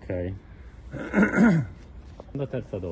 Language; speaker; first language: Italian; native; Italian